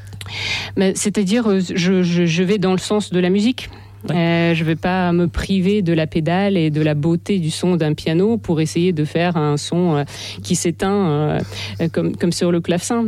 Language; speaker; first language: French; non-native, fluent; Russian